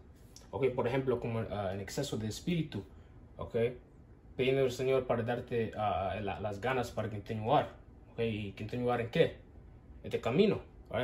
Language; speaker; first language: Spanish; non-native, learner; English